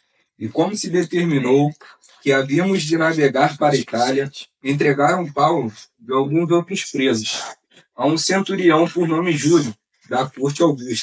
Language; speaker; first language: Portuguese; native; Portuguese